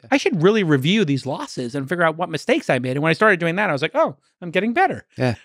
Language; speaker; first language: English; native; English